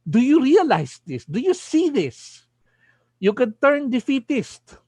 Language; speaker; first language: English; non-native, local second language; Filipino